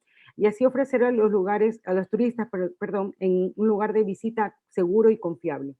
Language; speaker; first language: Spanish; native; Spanish